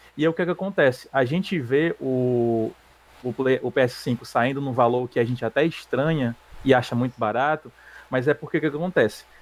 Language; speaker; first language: Portuguese; native; Portuguese